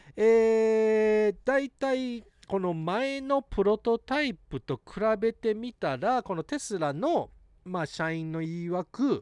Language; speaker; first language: Japanese; early bilingual, heritage; English